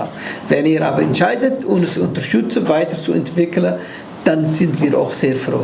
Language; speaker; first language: German; non-native, fluent; Somali